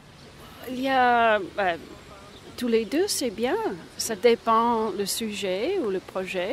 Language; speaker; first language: French; non-native, learner; English